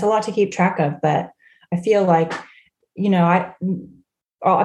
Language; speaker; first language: English; native; English